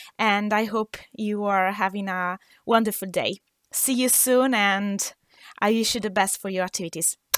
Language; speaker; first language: English; non-native, fluent; Italian